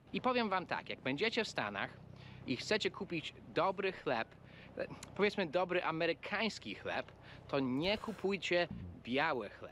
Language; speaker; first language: Polish; non-native, fluent; English